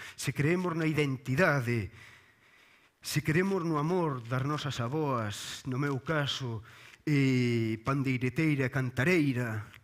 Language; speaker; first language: Galician; native; Galician